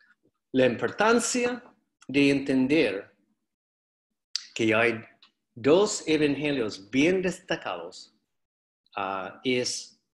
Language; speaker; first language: Spanish; non-native, fluent; English